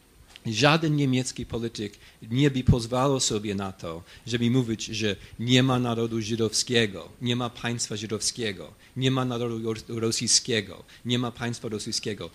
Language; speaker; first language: Polish; non-native, fluent; English